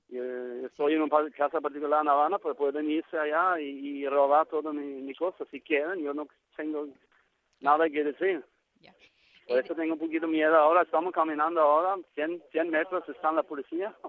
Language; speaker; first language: Spanish; non-native, learner; Norwegian